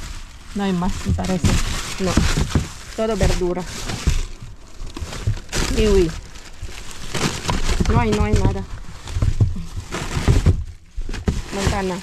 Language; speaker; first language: Spanish; non-native, learner; Filipino